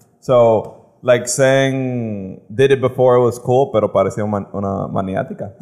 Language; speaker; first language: English; native; English